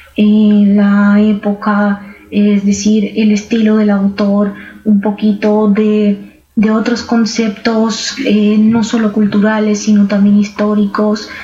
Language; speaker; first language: Spanish; non-native, fluent; Romanian